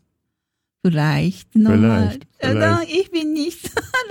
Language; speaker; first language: German; non-native, learner; Japanese